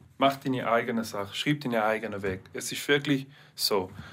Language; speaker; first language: German; non-native, learner; English